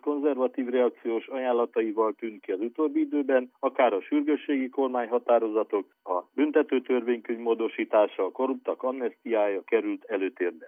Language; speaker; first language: Hungarian; native; Hungarian